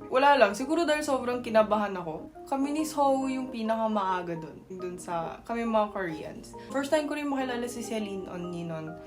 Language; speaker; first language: Filipino; non-native, fluent; Korean